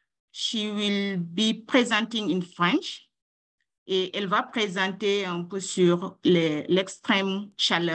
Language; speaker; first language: French; non-native, local second language; Wolof